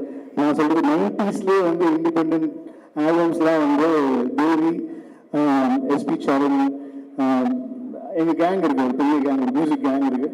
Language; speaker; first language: Tamil; native; Tamil